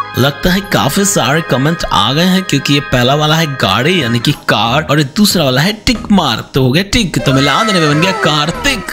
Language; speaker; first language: Hindi; native; Hindi